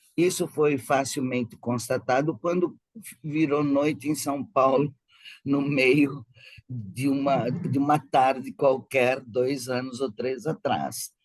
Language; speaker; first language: Portuguese; early bilingual, other home language; Spanish